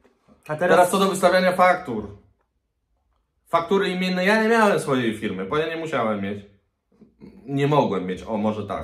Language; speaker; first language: Polish; native; Polish